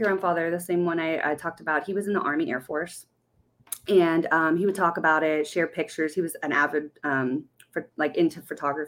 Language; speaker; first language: English; native; English